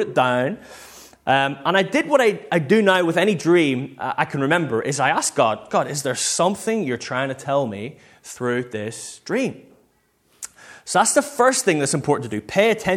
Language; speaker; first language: English; native; English